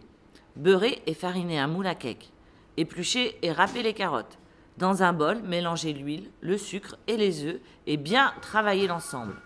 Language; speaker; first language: French; native; French